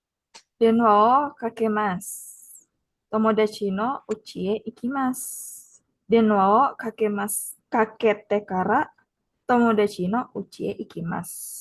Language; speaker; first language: Japanese; non-native, learner; Indonesian